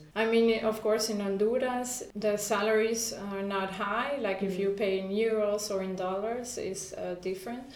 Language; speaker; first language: English; non-native, fluent; Spanish